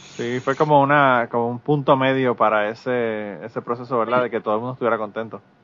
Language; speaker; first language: Spanish; native; Spanish